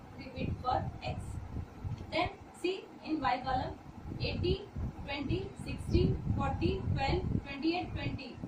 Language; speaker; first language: Hindi; non-native, local second language; Gujarati